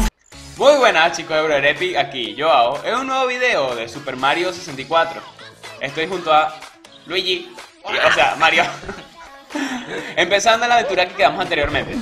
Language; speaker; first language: Spanish; native; Spanish